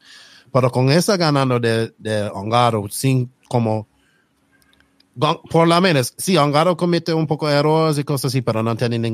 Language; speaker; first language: Spanish; non-native, learner; English